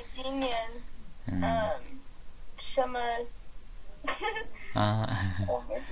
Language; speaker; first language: Chinese; non-native, learner; English